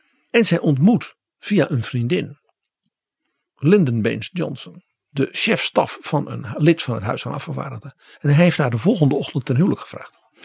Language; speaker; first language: Dutch; native; Dutch